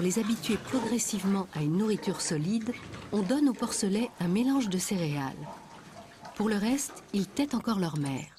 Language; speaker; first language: French; native; French